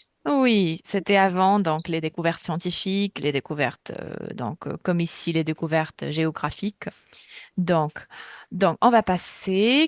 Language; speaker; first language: French; non-native, fluent; Russian